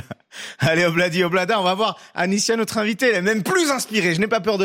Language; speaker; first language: French; native; French